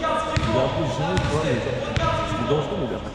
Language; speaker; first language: French; native; French